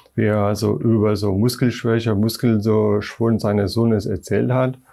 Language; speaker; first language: German; non-native, fluent; Polish